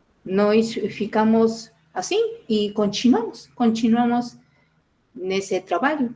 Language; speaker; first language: Portuguese; non-native, fluent; Spanish